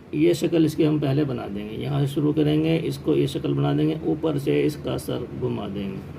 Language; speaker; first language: Hindi; native; Hindi